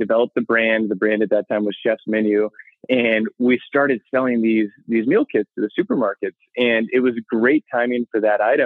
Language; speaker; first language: English; native; English